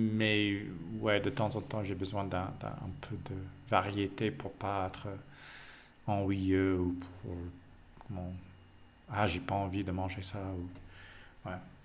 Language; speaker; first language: French; non-native, learner; English